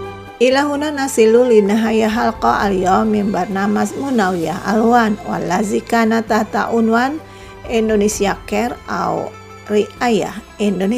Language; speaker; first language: Arabic; non-native, fluent; Indonesian